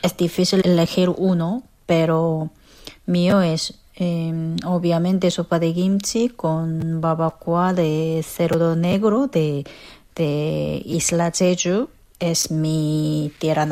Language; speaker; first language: Spanish; non-native, fluent; Korean